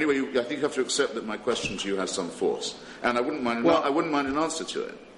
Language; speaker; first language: English; native; English